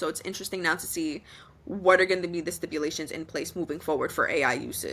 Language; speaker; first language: English; native; English